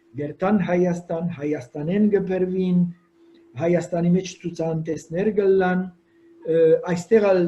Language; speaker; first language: Armenian; early bilingual, heritage; Armenian